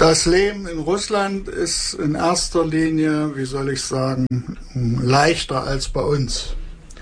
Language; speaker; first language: German; native; German